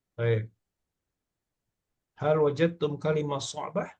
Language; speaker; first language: Arabic; non-native, fluent; Malay